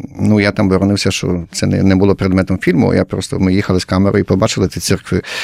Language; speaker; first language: Ukrainian; early bilingual, heritage; Ukrainian